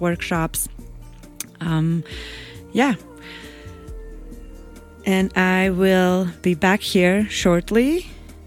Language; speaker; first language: English; non-native, fluent; Latvian